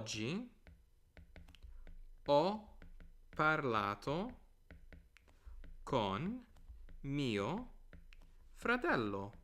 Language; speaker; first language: Italian; non-native, fluent; English